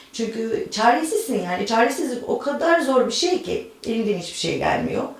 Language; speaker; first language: Turkish; native; Turkish